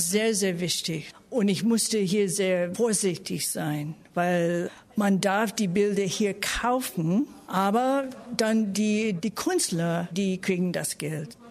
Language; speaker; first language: German; non-native, fluent; English